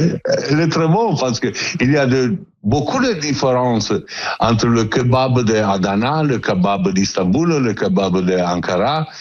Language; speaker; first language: French; non-native, learner; Italian